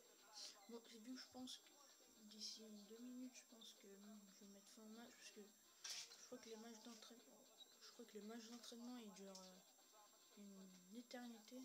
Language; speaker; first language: French; native; French